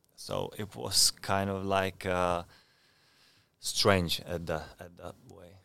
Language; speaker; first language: English; non-native, fluent; Czech